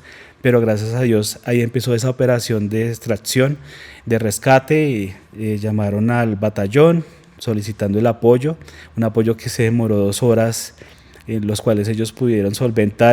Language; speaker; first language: Spanish; native; Spanish